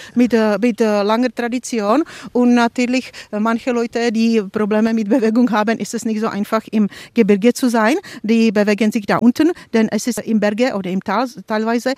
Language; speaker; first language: German; non-native, fluent; Czech